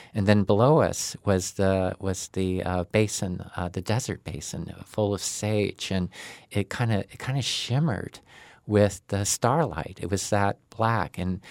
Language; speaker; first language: English; native; English